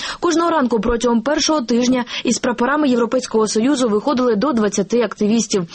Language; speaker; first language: Ukrainian; native; Ukrainian